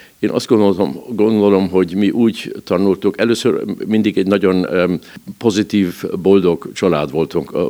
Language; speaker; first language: Hungarian; early bilingual, heritage; Hungarian